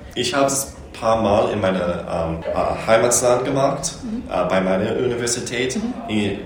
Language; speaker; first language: German; non-native, learner; English